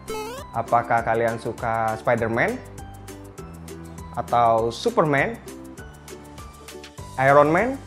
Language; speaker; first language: Indonesian; native; Indonesian